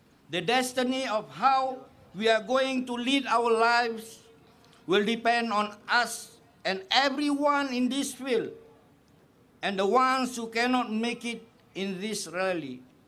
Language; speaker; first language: English; non-native, local second language; Malay